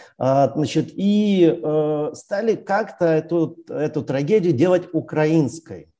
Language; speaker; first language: Russian; native; Russian